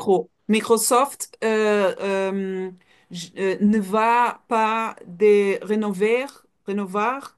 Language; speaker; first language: French; non-native, learner; Portuguese